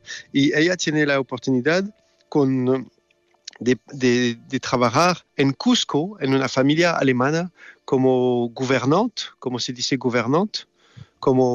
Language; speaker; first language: Spanish; non-native, fluent; French